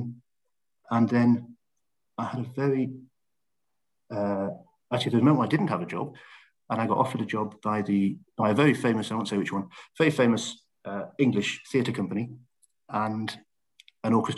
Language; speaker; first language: English; native; English